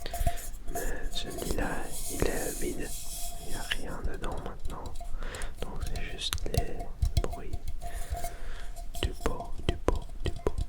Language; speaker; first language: French; non-native, learner; Dutch